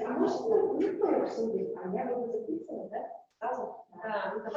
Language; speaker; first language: Russian; native; Russian